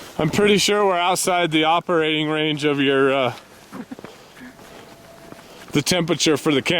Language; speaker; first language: English; native; English